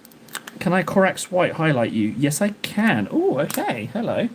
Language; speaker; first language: English; native; English